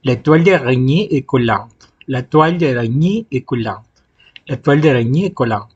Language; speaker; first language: French; non-native, fluent; Spanish